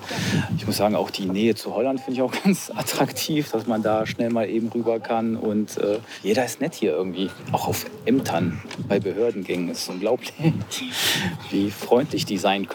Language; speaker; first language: German; native; German